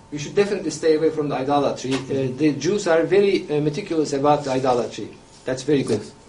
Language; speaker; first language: English; non-native, fluent; Turkish